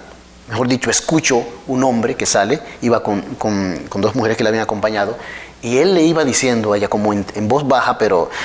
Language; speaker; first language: Spanish; native; Spanish